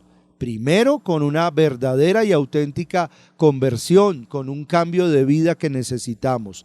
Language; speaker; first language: Spanish; native; Spanish